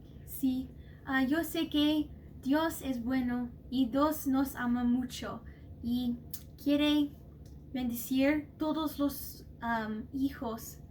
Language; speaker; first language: Spanish; non-native, learner; English